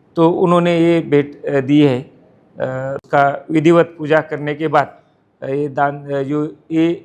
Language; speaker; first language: Hindi; non-native, local second language; Marathi